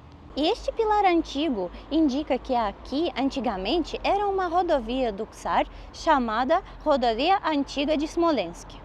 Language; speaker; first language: Portuguese; non-native, fluent; Russian